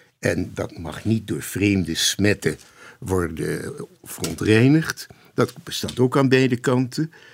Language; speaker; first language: Dutch; native; Dutch